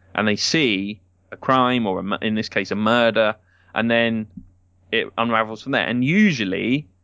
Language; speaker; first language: English; native; English